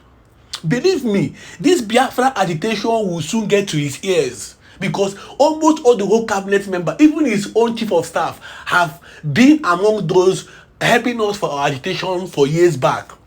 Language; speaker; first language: English; non-native, local second language; Igbo